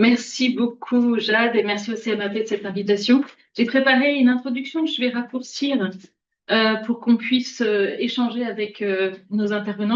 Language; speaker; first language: French; native; French